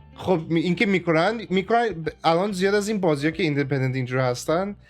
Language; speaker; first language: Persian; early bilingual, heritage; Persian